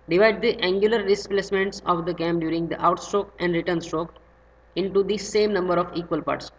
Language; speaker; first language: English; non-native, local second language; Gujarati